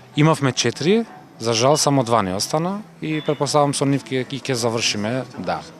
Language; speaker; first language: Macedonian; non-native, local second language; Turkish